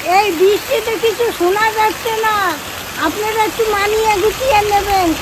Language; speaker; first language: Bangla; native; Bangla